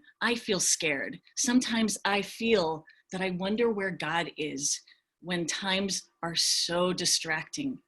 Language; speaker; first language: English; native; English